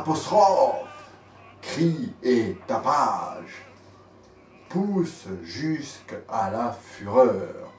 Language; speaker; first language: French; native; French